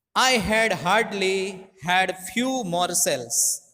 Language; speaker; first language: English; non-native, local second language; Gujarati